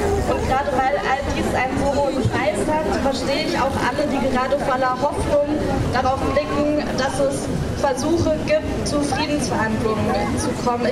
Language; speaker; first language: German; native; German